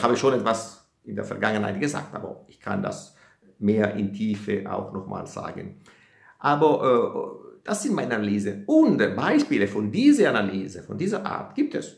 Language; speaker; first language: German; non-native, fluent; Italian